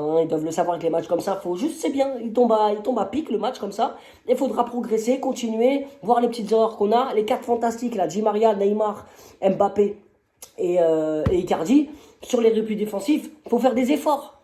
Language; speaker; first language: French; native; French